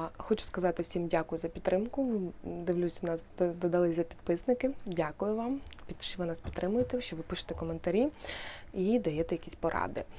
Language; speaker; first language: Ukrainian; non-native, local second language; Russian